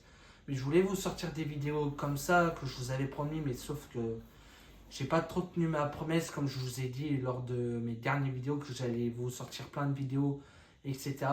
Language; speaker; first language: French; native; French